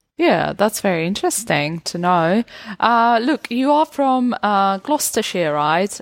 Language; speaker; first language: English; non-native, fluent; Georgian